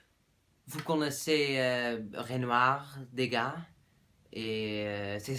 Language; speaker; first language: French; non-native, learner; Dutch